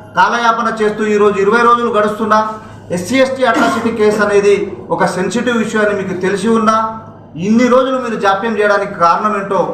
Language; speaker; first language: Telugu; non-native, local second language; Lambadi